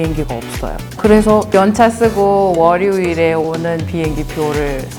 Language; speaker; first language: Korean; non-native, fluent; Mongolian